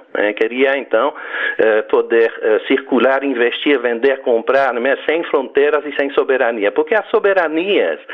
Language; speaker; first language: Portuguese; non-native, fluent; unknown